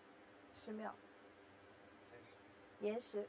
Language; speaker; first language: Chinese; native; Chinese